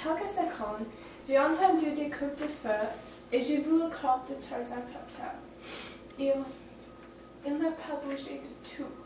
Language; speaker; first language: French; non-native, learner; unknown